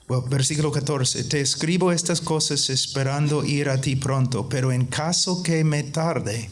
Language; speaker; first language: Spanish; non-native, fluent; English